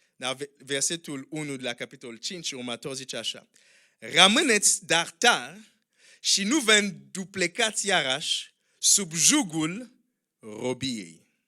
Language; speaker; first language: Romanian; non-native, fluent; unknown